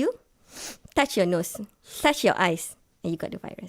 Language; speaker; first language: English; non-native, local second language; Malay